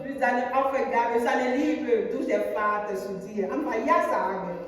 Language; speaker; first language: German; non-native, learner; French